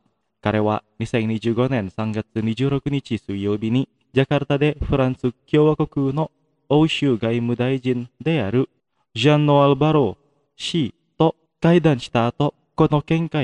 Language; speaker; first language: Japanese; non-native, fluent; Indonesian